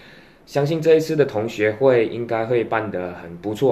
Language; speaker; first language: Chinese; native; Chinese